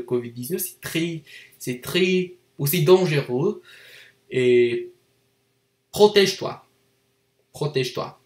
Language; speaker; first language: French; non-native, learner; English